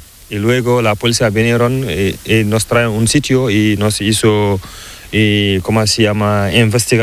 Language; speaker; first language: Spanish; non-native, learner; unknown